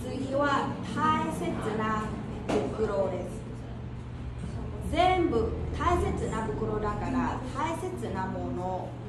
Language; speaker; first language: Japanese; non-native, fluent; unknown